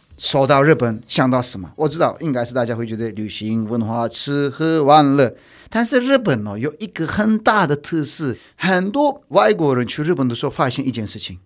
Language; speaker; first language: Chinese; non-native, fluent; Turkish